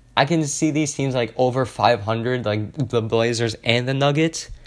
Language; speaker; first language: English; native; English